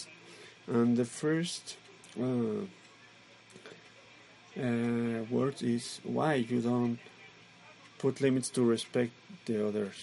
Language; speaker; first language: English; non-native, learner; Spanish